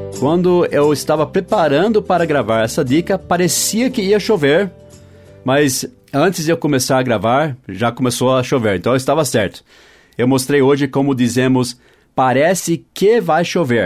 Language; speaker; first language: Portuguese; non-native, fluent; English